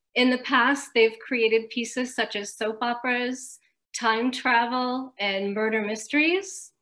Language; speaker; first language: English; native; English